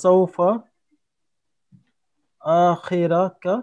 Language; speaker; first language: Arabic; non-native, learner; French